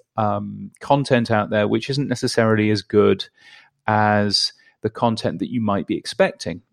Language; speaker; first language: English; native; English